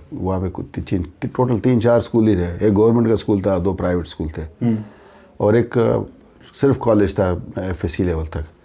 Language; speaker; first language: Urdu; non-native, local second language; Pashto